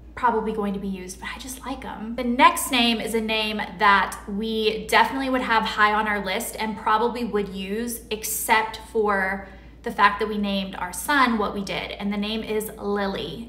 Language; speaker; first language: English; native; English